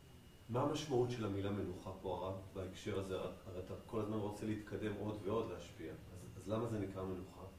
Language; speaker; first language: Hebrew; native; Hebrew